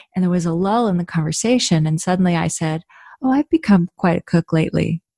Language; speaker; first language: English; native; English